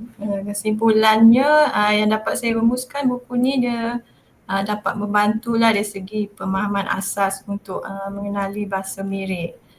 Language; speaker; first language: Malay; non-native, local second language; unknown